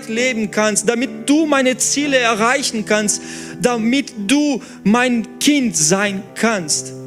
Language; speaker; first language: German; non-native, fluent; Portuguese